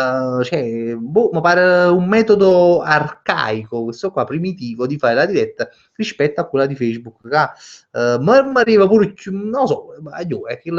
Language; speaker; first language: Italian; native; Italian